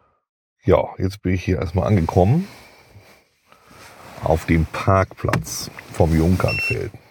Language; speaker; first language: German; native; German